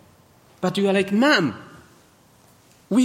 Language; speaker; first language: English; non-native, local second language; Kikuyu